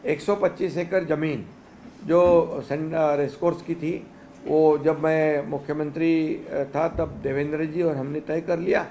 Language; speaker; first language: Hindi; non-native, local second language; Marathi